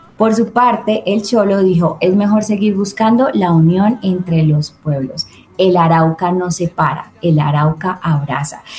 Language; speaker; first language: Spanish; native; Spanish